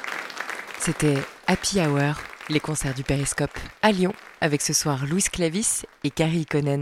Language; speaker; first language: French; native; French